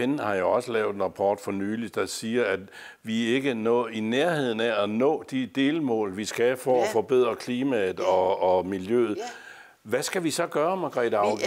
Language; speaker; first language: Danish; native; Danish